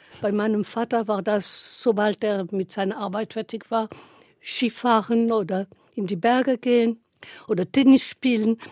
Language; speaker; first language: German; non-native, fluent; French